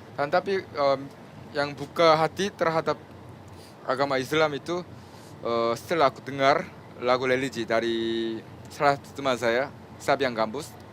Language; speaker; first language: Indonesian; non-native, fluent; Korean